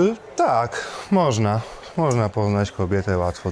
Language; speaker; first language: Polish; early bilingual, heritage; Polish